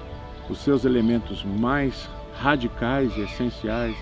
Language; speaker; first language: Portuguese; native; Portuguese